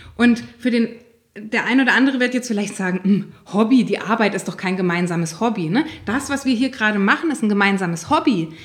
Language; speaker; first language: German; native; German